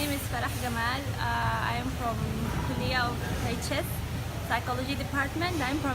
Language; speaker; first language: English; non-native, fluent; Arabic